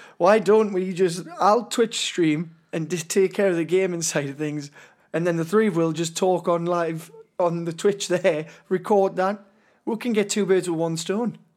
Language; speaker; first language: English; native; English